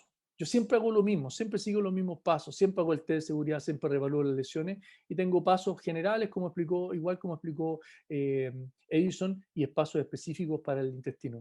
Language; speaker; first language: Spanish; native; Spanish